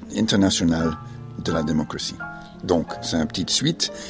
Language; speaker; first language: French; non-native, fluent; English